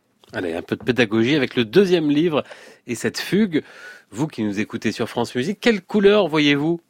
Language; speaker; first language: French; native; French